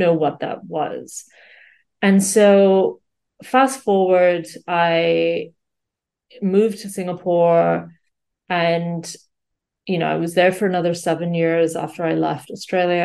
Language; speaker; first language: English; native; English